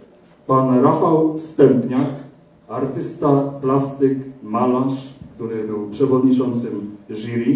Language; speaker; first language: Polish; native; Polish